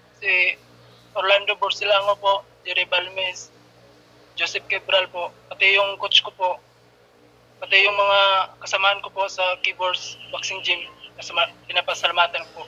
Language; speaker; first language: Filipino; non-native, local second language; Cebuano